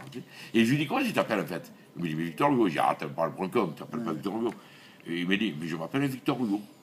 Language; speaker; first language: French; native; French